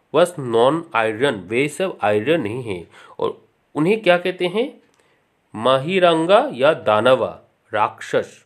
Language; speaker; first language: Hindi; non-native, local second language; Assamese